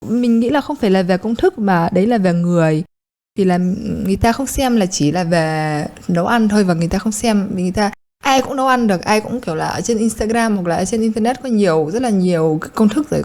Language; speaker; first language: Vietnamese; early bilingual, heritage; Polish